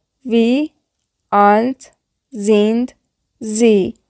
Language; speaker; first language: German; non-native, learner; Persian